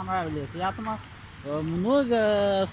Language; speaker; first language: Russian; non-native, learner; Chinese